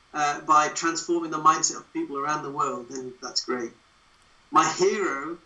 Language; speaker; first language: English; native; English